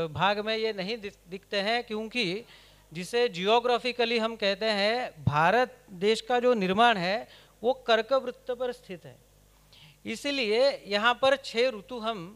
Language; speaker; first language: Hindi; non-native, local second language; Kannada